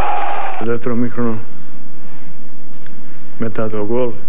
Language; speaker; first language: Greek; non-native, fluent; Bosnian